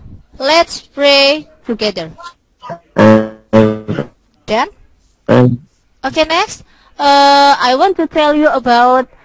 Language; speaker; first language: English; non-native, local second language; Indonesian